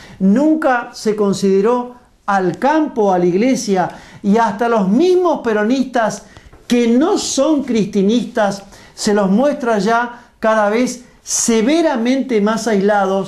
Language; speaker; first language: Spanish; native; Spanish